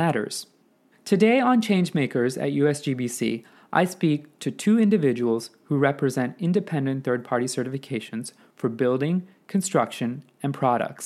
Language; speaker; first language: English; non-native, local second language; Sinhala